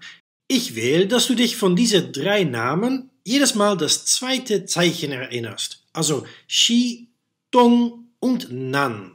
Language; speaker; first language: German; non-native, fluent; Dutch